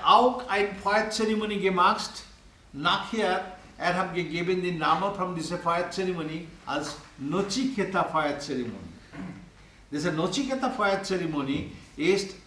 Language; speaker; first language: German; non-native, learner; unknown